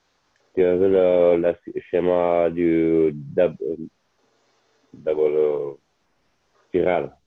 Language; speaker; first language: French; non-native, learner; Italian